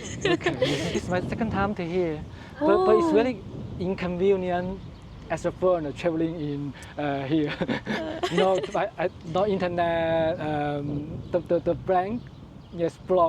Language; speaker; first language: English; non-native, fluent; Chinese